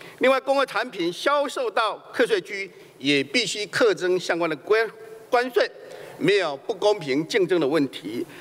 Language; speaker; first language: Chinese; native; Chinese